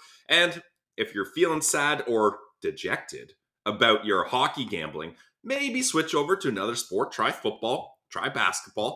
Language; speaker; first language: English; native; English